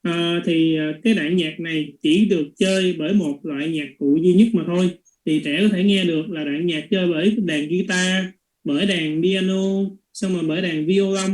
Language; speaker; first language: Vietnamese; native; Vietnamese